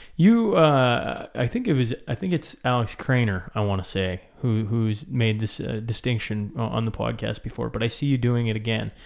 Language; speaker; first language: English; native; English